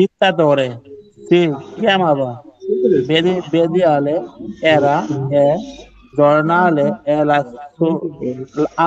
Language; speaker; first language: Italian; non-native, learner; Bangla